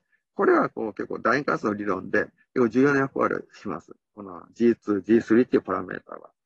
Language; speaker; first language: Japanese; native; Japanese